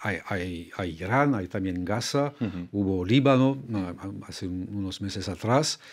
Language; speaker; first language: Spanish; non-native, fluent; French